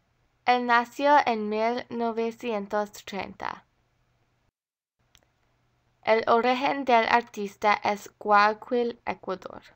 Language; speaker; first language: Spanish; non-native, learner; English